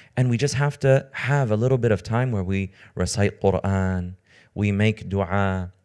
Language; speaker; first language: English; native; English